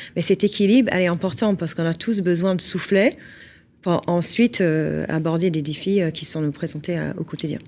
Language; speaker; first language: French; non-native, fluent; English